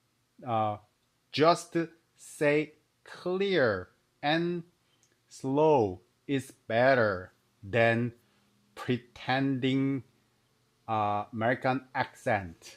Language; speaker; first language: English; non-native, learner; Korean